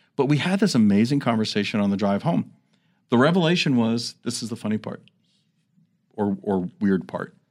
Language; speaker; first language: English; native; English